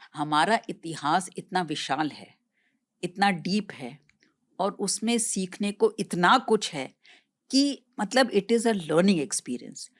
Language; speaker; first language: Hindi; native; Hindi